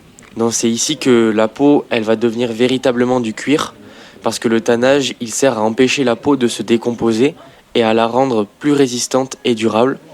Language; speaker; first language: French; native; French